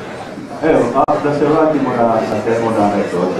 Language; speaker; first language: Serbian; native; Serbian